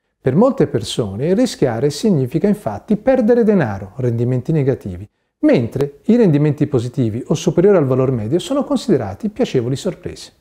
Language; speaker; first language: Italian; native; Italian